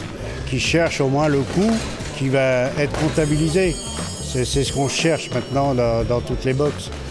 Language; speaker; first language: French; native; French